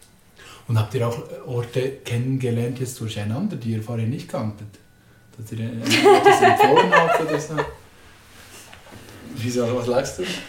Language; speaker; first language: German; native; German